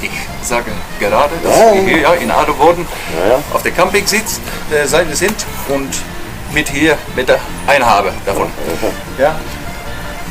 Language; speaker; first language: German; non-native, learner; English